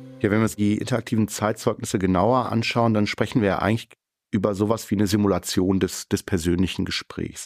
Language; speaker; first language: German; native; German